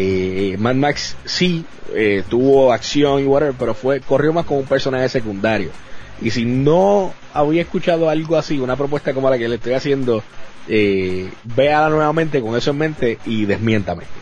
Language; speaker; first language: Spanish; native; Spanish